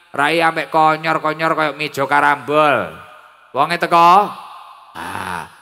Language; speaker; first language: Indonesian; non-native, local second language; Javanese